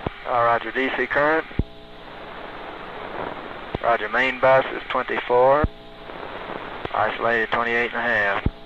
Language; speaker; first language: English; native; English